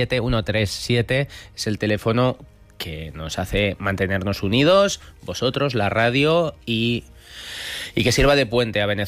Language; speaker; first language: Spanish; native; Spanish